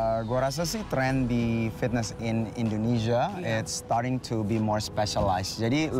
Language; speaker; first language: English; non-native, fluent; Indonesian